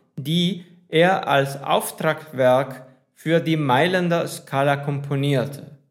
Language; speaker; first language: German; non-native, fluent; Spanish